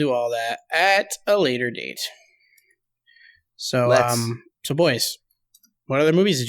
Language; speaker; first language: English; native; English